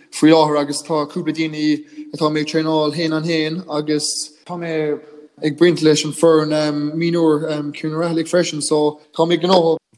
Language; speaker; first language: Irish; non-native, local second language; English